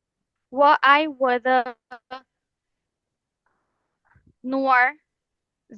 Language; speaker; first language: Chinese; non-native, learner; Urdu